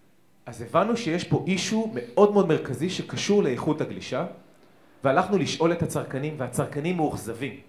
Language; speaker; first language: Hebrew; native; Hebrew